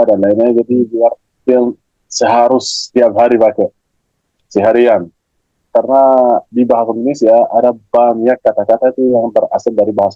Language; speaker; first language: Indonesian; non-native, fluent; Arabic